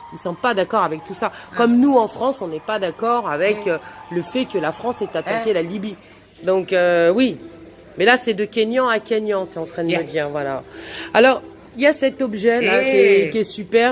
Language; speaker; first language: French; native; French